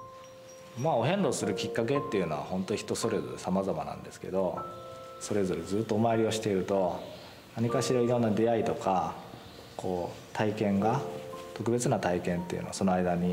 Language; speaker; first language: Japanese; native; Japanese